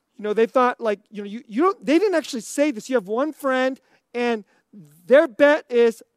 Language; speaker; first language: English; native; English